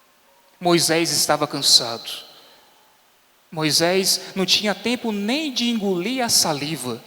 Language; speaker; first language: Portuguese; native; Portuguese